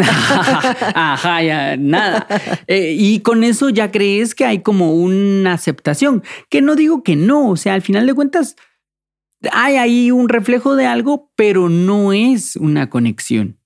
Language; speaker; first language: Spanish; native; Spanish